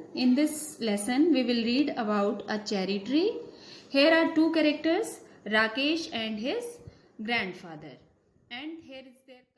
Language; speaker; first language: English; non-native, local second language; Hindi